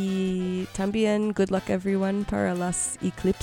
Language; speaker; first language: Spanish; non-native, learner; English